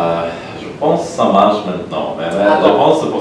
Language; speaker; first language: French; non-native, learner; Polish